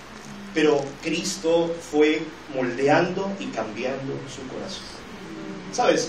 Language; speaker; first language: Spanish; native; Spanish